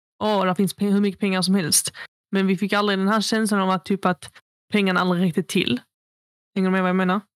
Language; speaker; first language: Swedish; early bilingual, other home language; Arabic